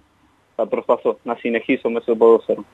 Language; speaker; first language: Greek; non-native, fluent; Spanish